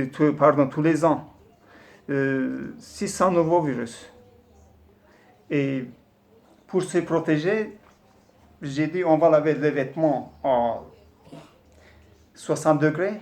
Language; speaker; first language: French; non-native, fluent; Turkish